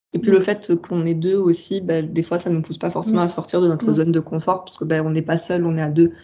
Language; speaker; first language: French; native; French